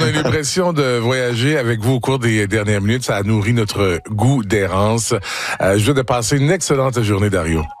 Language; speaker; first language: French; native; French